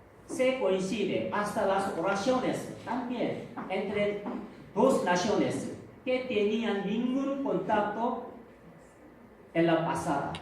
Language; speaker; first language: Spanish; non-native, fluent; Korean